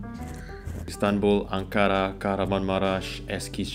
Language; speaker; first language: Turkish; non-native, learner; Indonesian